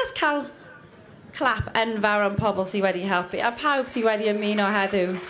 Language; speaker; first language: Welsh; non-native, learner; English